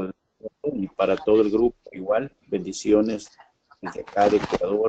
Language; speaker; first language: Spanish; native; Spanish